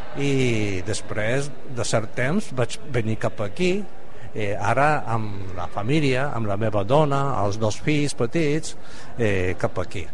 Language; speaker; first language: Catalan; non-native, fluent; Japanese